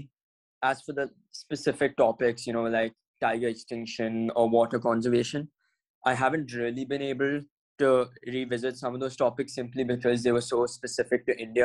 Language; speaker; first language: English; non-native, local second language; Hindi